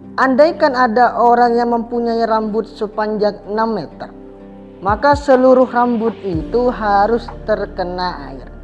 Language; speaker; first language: Indonesian; non-native, local second language; Madurese